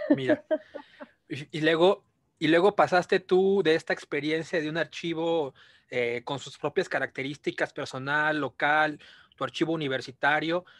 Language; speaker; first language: Spanish; native; Spanish